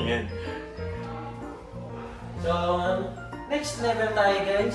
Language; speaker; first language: Filipino; native; Filipino